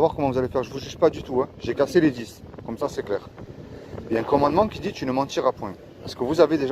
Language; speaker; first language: French; native; French